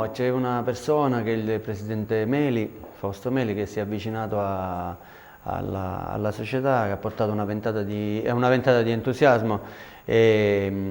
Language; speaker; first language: Italian; native; Italian